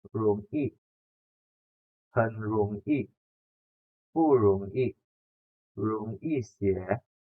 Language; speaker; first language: Chinese; non-native, fluent; Indonesian